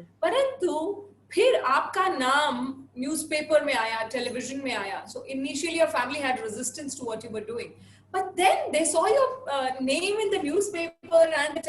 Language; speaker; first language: Hindi; native; Hindi